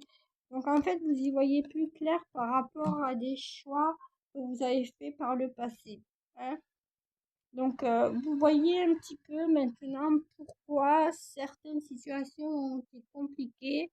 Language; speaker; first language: French; native; French